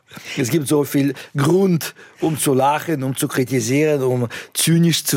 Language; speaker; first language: German; non-native, fluent; Russian